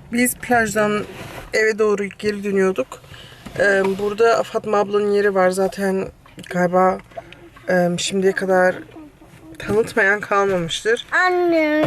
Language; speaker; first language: Turkish; early bilingual, heritage; Turkish